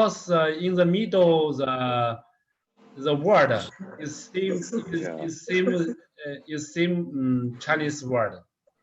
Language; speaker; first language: English; non-native, learner; Chinese